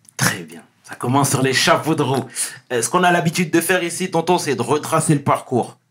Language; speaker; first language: French; early bilingual, other home language; Wolof